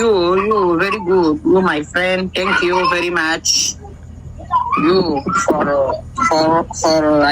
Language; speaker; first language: English; non-native, learner; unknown